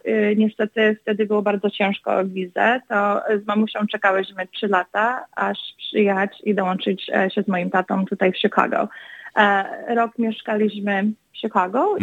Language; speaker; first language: Polish; early bilingual, other home language; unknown